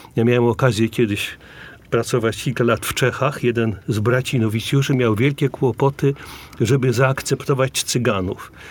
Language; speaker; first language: Polish; native; Polish